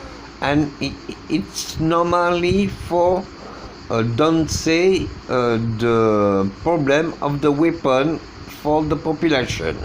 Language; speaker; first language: English; non-native, learner; French